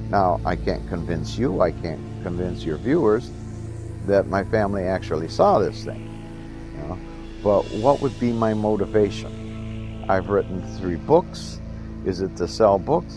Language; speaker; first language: English; native; English